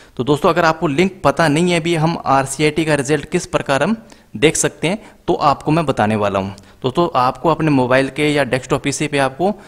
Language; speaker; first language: Hindi; native; Hindi